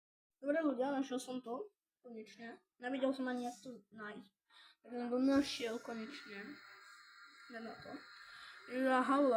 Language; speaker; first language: Czech; non-native, learner; Slovak